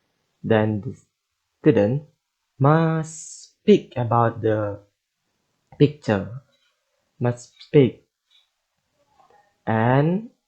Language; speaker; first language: English; non-native, learner; Indonesian